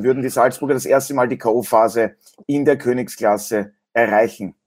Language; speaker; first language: German; native; German